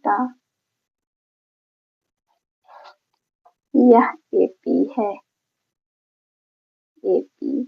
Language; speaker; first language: Hindi; native; Hindi